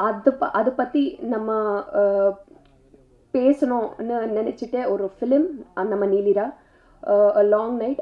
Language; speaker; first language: Tamil; non-native, learner; Telugu